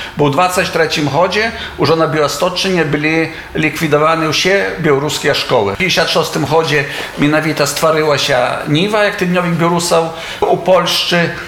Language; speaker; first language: Belarusian; native; Belarusian